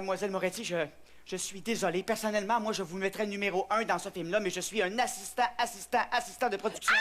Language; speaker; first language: French; native; French